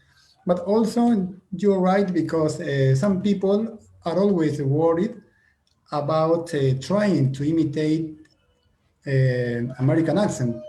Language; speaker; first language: English; non-native, fluent; Spanish